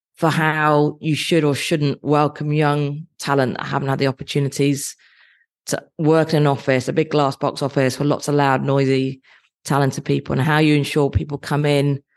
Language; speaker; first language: English; native; English